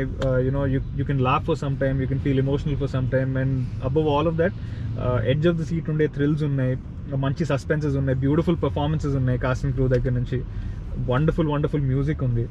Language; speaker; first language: Telugu; native; Telugu